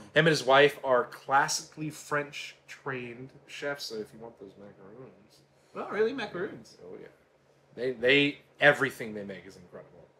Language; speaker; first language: English; native; English